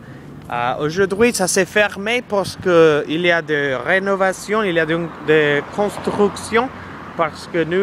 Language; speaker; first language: French; non-native, learner; English